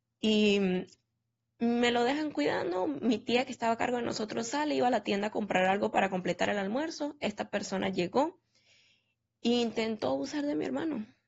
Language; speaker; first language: Spanish; native; Spanish